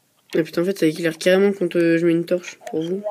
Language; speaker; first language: French; native; French